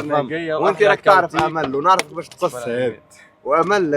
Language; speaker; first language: Arabic; native; Arabic